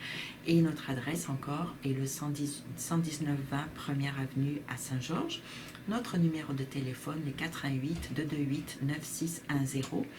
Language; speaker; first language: French; native; French